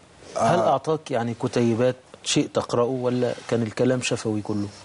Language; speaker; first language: Arabic; native; Arabic